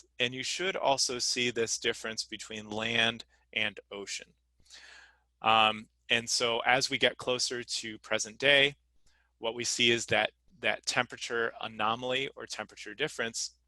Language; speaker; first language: English; native; English